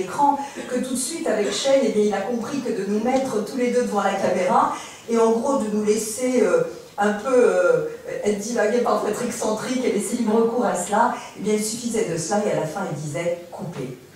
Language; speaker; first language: French; native; French